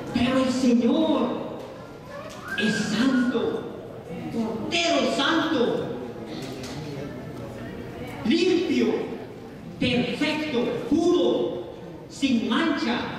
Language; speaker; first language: Spanish; native; Spanish